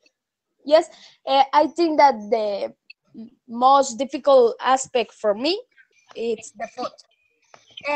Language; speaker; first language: English; non-native, learner; Spanish